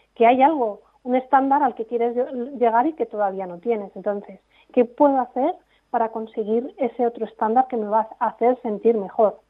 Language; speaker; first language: Spanish; native; Spanish